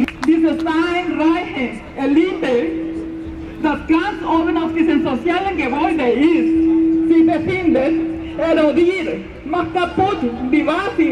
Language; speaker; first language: German; non-native, fluent; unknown